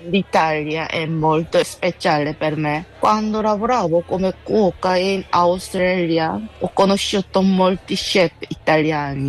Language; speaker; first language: Italian; non-native, learner; Korean